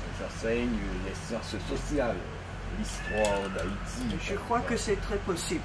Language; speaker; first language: French; non-native, fluent; English